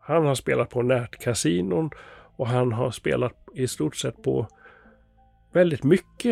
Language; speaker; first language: Swedish; native; Swedish